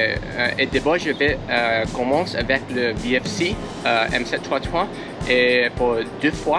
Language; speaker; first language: French; non-native, learner; English